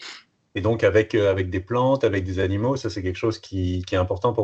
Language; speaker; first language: French; native; French